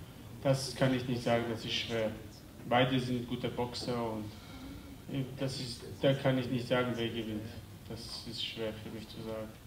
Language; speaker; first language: German; non-native, fluent; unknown